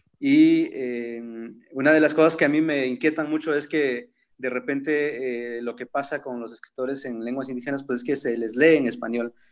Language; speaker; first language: Spanish; non-native, local second language; Zapotec